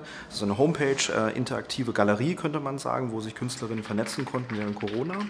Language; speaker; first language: German; native; German